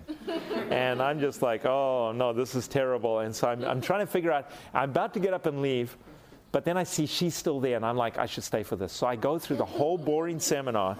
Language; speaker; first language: English; native; English